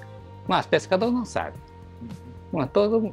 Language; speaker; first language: Portuguese; non-native, learner; Japanese